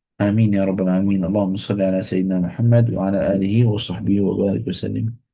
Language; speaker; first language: Malay; non-native, fluent; Arabic